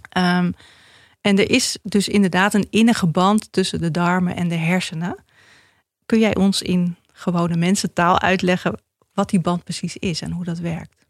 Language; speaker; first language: Dutch; native; Dutch